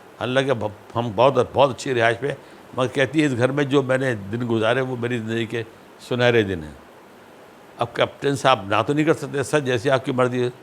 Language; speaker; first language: Urdu; native; Urdu